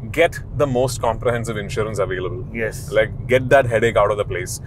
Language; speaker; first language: English; non-native, local second language; Malayalam